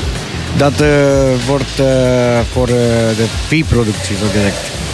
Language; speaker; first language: Dutch; non-native, learner; Romanian